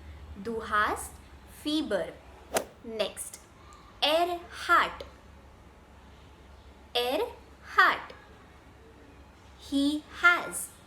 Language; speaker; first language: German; non-native, fluent; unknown